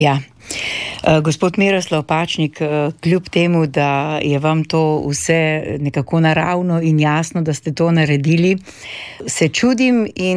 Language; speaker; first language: Slovenian; native; Slovenian